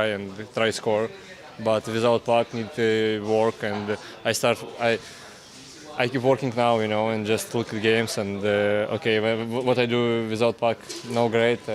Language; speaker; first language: English; non-native, learner; Russian